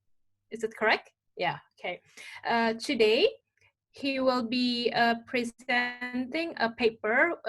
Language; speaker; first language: English; non-native, local second language; Indonesian